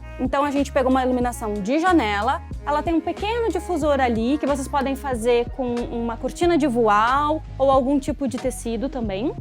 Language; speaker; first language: Portuguese; native; Portuguese